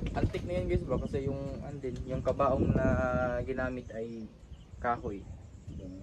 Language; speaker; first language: Filipino; non-native, fluent; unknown